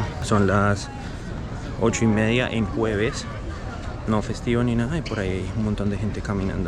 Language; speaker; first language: Spanish; native; Spanish